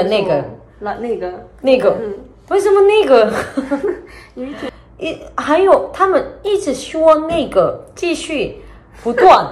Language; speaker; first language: Chinese; non-native, learner; Korean